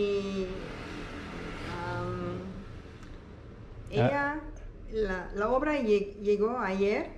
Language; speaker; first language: Spanish; non-native, learner; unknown